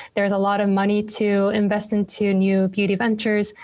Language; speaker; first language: English; non-native, fluent; Korean